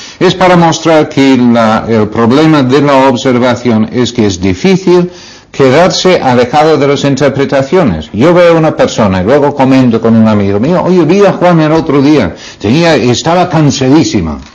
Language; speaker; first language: Spanish; non-native, fluent; English